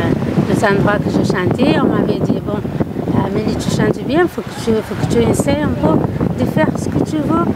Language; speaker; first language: French; non-native, learner; Kabuverdianu